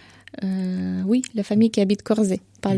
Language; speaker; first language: French; non-native, fluent; Ukrainian